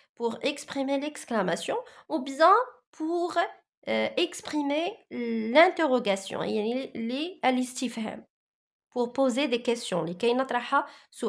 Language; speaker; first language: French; non-native, local second language; Arabic